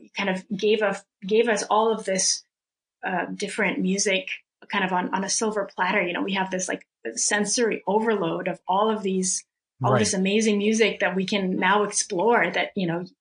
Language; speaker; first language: English; early bilingual, other home language; Russian